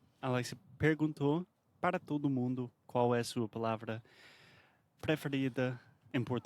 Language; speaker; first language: Portuguese; non-native, fluent; English